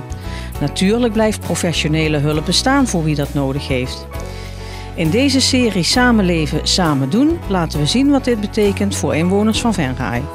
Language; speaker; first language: Dutch; native; Dutch